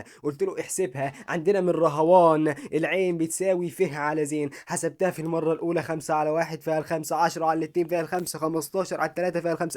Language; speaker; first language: Arabic; native; Arabic